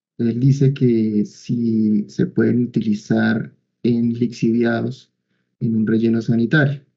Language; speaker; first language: Spanish; native; Spanish